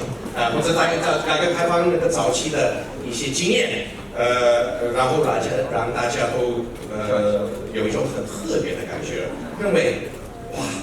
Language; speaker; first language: Chinese; non-native, fluent; English